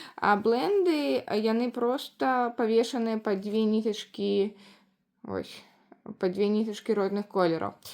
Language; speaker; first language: Belarusian; non-native, local second language; Russian